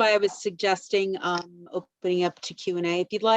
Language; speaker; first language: English; native; English